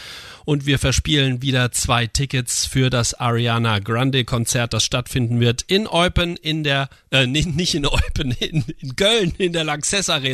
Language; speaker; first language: German; native; German